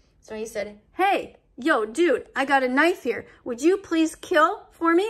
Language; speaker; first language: English; native; English